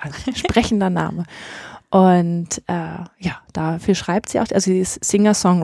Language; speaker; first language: German; native; German